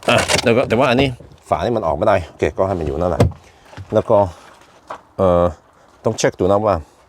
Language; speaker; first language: Thai; non-native, fluent; Norwegian